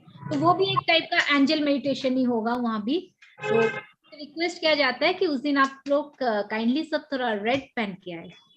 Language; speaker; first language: Hindi; native; Hindi